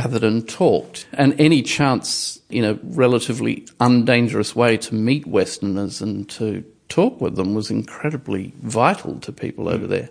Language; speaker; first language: English; native; English